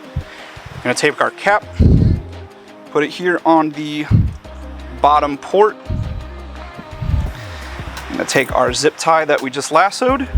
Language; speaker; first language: English; native; English